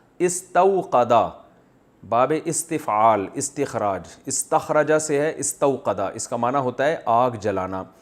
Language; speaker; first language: Urdu; native; Urdu